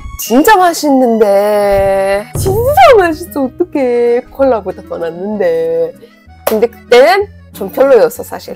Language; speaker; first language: Korean; non-native, fluent; Arabic